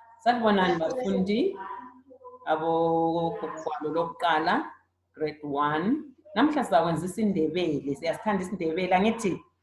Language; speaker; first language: Zulu; native; Zulu